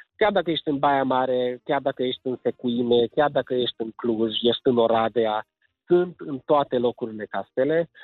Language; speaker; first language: Romanian; non-native, local second language; Hungarian